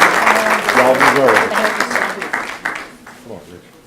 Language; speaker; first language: English; native; English